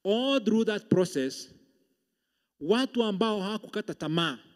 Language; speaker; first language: English; non-native, local second language; Swahili